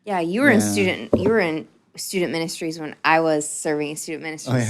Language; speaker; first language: English; native; English